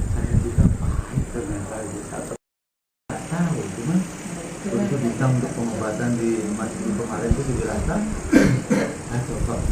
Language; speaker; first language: Indonesian; non-native, local second language; Javanese